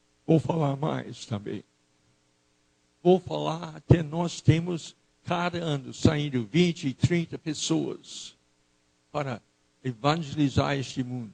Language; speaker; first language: Portuguese; non-native, fluent; English